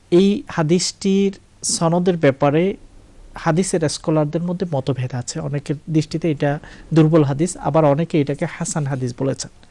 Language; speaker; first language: Bangla; native; Bangla